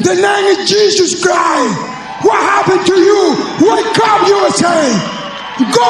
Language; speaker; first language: English; non-native, learner; Spanish